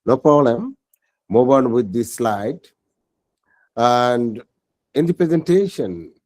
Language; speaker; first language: English; non-native, local second language; Bangla